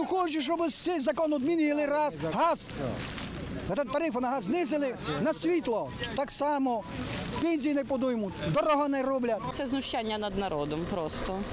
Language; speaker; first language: Ukrainian; native; Ukrainian